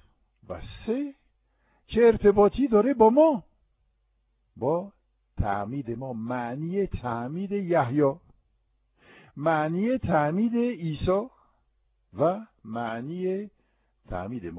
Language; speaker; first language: Persian; non-native, fluent; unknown